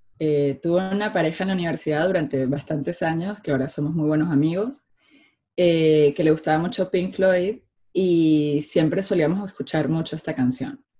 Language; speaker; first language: Spanish; native; Spanish